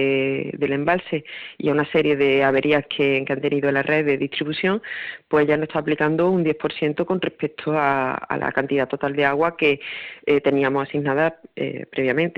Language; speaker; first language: Spanish; native; Spanish